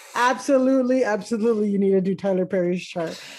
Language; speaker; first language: English; native; English